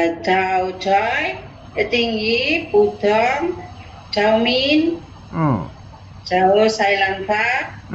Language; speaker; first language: Cantonese; non-native, learner; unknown